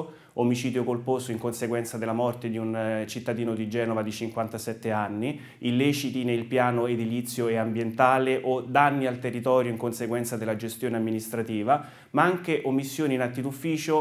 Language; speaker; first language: Italian; native; Italian